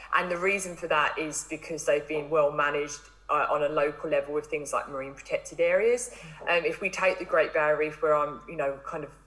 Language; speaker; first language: English; native; English